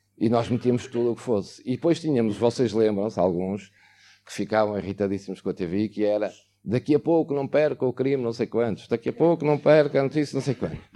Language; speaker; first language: Portuguese; native; Portuguese